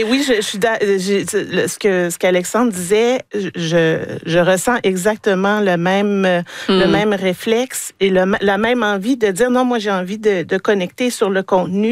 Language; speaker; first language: French; native; French